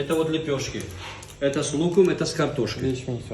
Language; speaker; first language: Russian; non-native, local second language; Uzbek